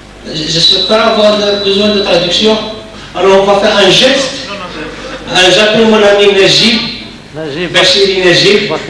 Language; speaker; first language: French; non-native, local second language; Arabic